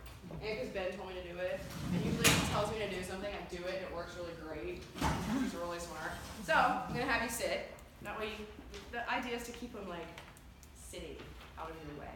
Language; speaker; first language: English; native; English